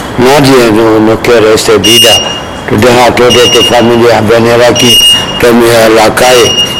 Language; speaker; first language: Spanish; non-native, learner; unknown